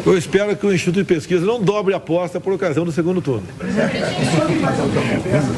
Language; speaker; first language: Portuguese; native; Portuguese